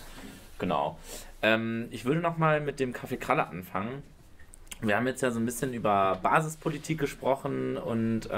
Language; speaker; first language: German; native; German